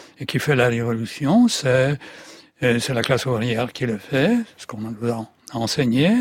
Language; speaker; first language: French; non-native, fluent; Russian